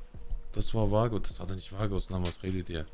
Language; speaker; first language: German; early bilingual, other home language; Turkish